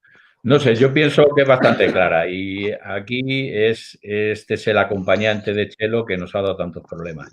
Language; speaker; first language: Spanish; native; Spanish